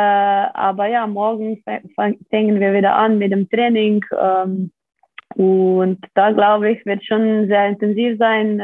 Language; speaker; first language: German; non-native, fluent; Slovenian